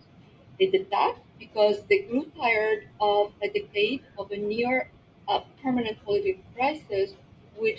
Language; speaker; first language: English; non-native, local second language; Arabic